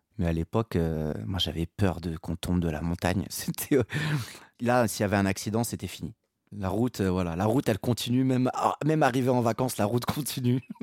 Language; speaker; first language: French; early bilingual, other home language; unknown